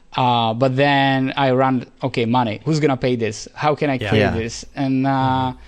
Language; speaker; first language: English; non-native, fluent; Czech